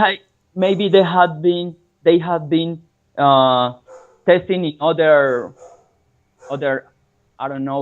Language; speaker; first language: English; non-native, learner; Spanish